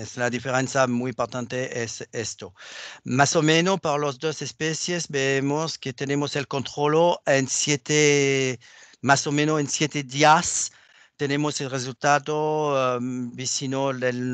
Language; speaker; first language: Spanish; non-native, learner; French